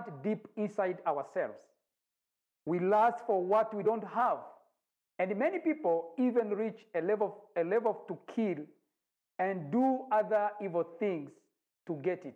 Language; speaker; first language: English; non-native, local second language; Kinyarwanda